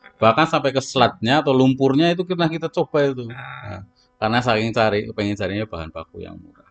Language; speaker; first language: Indonesian; non-native, local second language; Javanese